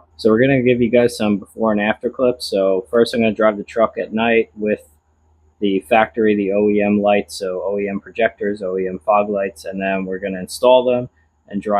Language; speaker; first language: English; native; English